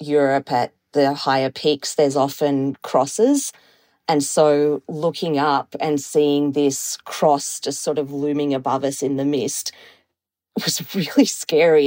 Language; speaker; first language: English; native; English